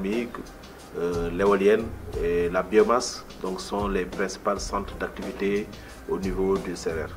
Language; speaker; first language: French; non-native, local second language; Wolof